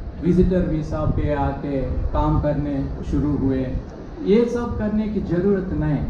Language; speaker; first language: Hindi; non-native, local second language; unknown